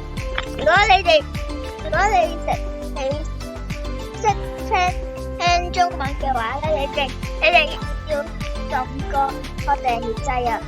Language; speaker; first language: Chinese; early bilingual, heritage; Cantonese